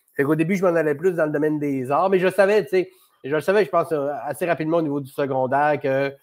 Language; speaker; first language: French; native; French